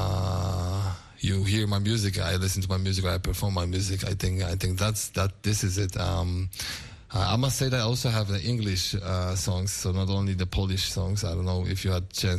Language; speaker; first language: English; non-native, fluent; Polish